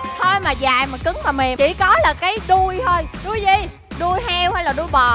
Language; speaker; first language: Vietnamese; native; Vietnamese